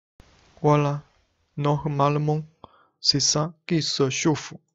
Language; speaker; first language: French; non-native, learner; Chinese